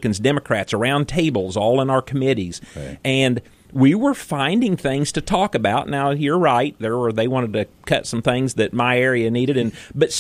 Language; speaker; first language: English; native; English